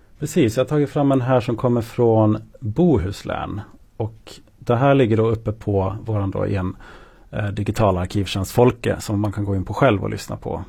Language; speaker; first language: Swedish; native; Swedish